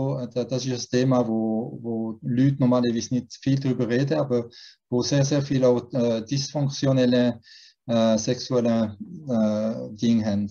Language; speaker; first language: German; early bilingual, heritage; German